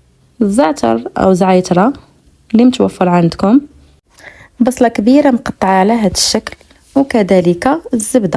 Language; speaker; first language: Arabic; native; Arabic